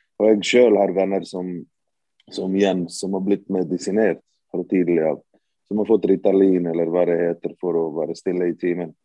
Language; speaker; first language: Norwegian; early bilingual, other home language; Bosnian